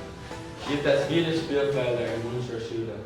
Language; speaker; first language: German; non-native, learner; English